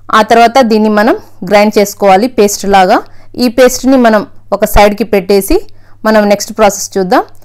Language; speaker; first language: Telugu; non-native, local second language; Urdu